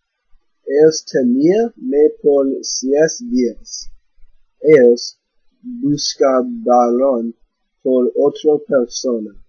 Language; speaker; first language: Spanish; non-native, learner; English